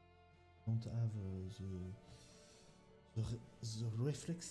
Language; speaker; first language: English; non-native, learner; French